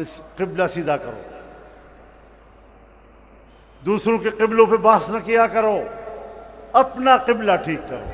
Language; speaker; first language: Urdu; non-native, local second language; Pashto